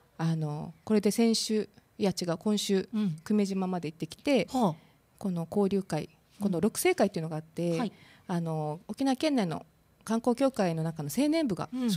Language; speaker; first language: Japanese; native; Japanese